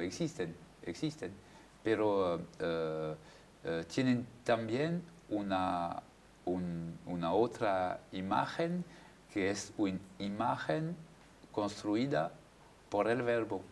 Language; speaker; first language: Spanish; non-native, fluent; French